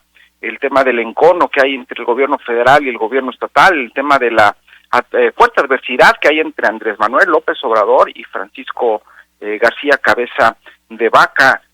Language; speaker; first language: Spanish; native; Spanish